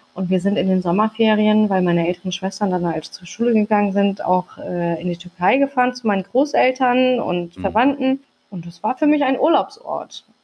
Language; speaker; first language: German; early bilingual, other home language; Turkish